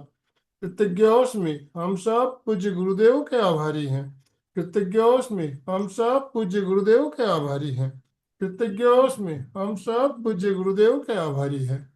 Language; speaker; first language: Hindi; native; Hindi